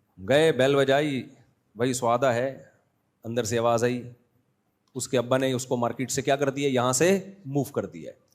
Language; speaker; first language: Urdu; native; Urdu